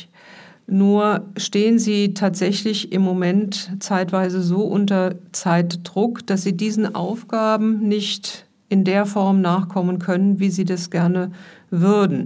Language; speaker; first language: German; native; German